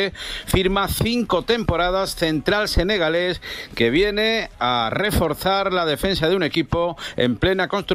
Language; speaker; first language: Spanish; native; Spanish